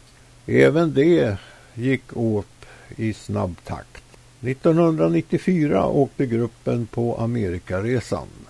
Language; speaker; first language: Swedish; native; Swedish